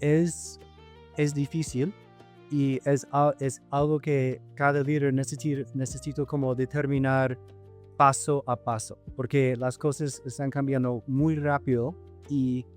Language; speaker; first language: Spanish; non-native, fluent; English